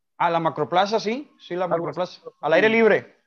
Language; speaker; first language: Spanish; native; Spanish